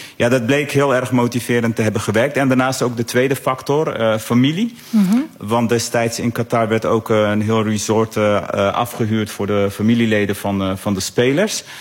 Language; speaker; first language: Dutch; early bilingual, other home language; Arabic